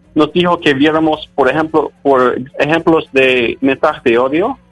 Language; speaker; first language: Spanish; non-native, fluent; English